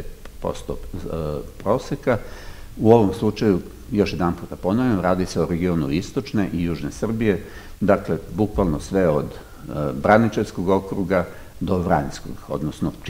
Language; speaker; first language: Serbian; native; Serbian